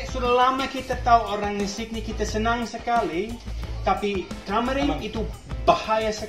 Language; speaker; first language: Indonesian; non-native, learner; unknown